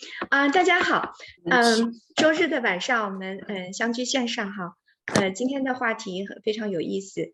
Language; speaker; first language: Chinese; native; Chinese